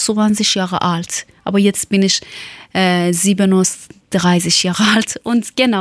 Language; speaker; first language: German; non-native, learner; Persian